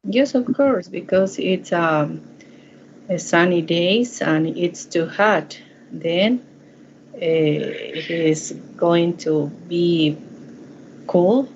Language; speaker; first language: English; non-native, learner; Spanish